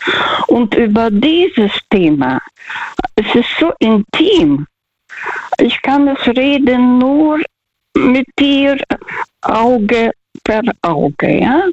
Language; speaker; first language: German; non-native, fluent; Russian